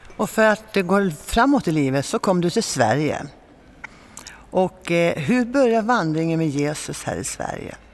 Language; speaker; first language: Swedish; native; Swedish